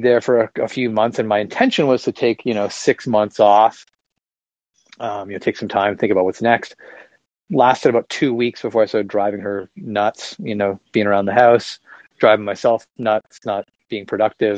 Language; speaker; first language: English; native; English